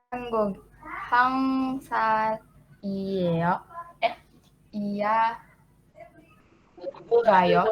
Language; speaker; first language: Korean; non-native, learner; Indonesian